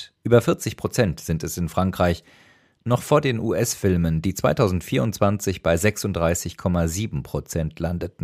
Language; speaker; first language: German; native; German